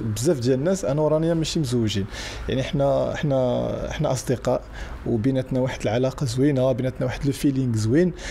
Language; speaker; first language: Arabic; native; Arabic